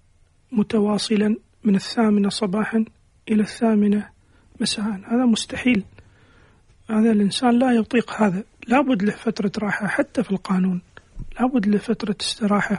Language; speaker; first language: Arabic; native; Arabic